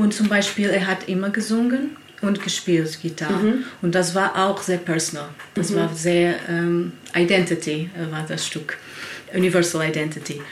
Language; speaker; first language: German; non-native, learner; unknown